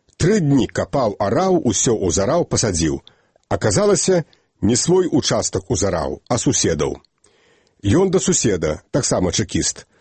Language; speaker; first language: Belarusian; native; Belarusian